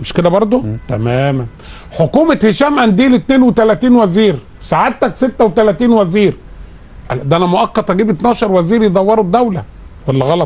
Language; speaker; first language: Arabic; native; Arabic